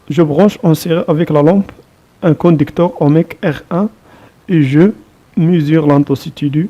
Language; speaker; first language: French; non-native, local second language; Arabic